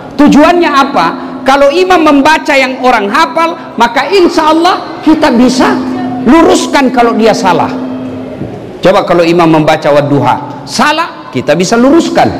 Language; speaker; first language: Indonesian; non-native, local second language; Buginese